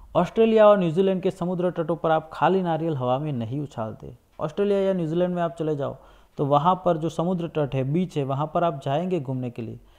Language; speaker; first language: Hindi; non-native, local second language; Gujarati